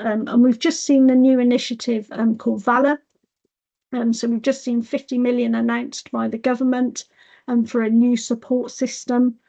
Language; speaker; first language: English; native; English